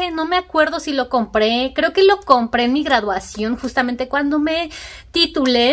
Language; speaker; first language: Spanish; native; Spanish